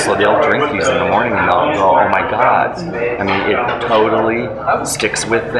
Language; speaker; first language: English; native; English